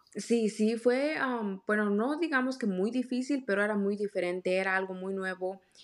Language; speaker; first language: Spanish; native; Spanish